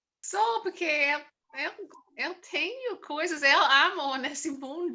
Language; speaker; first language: Portuguese; non-native, learner; English